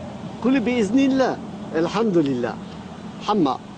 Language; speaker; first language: Arabic; non-native, learner; French